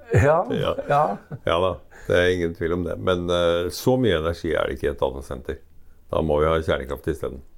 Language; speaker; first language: Norwegian; native; Norwegian